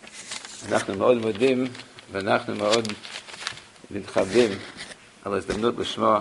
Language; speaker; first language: Hebrew; non-native, fluent; English